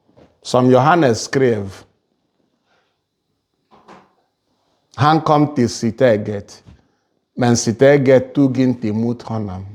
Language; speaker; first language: Swedish; non-native, fluent; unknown